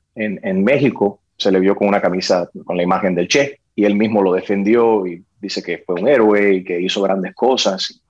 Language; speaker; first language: Spanish; early bilingual, heritage; Spanish